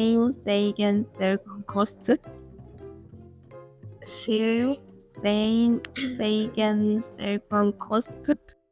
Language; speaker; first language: German; non-native, learner; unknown